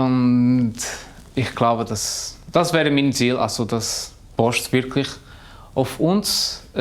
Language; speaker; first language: German; non-native, learner; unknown